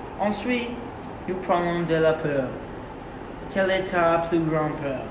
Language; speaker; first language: French; non-native, learner; English